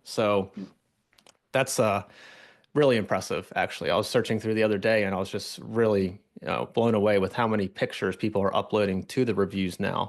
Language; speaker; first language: English; native; English